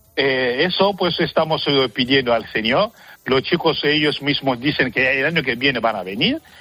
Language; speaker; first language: Spanish; non-native, fluent; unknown